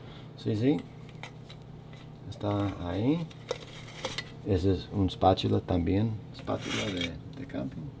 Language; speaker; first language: Spanish; non-native, learner; English